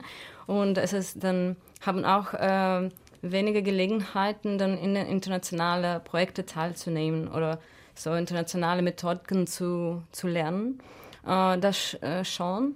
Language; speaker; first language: German; non-native, fluent; Russian